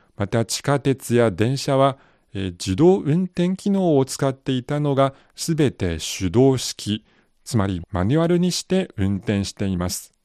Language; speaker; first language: Japanese; non-native, fluent; Chinese